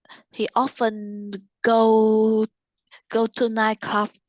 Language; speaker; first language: English; non-native, learner; Vietnamese